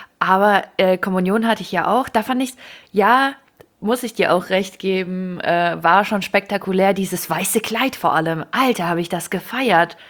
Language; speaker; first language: German; early bilingual, other home language; Ukrainian